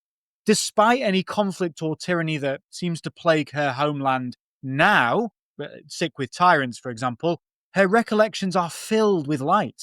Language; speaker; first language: English; native; English